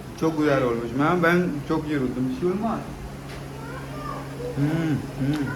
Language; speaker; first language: Turkish; non-native, learner; Urdu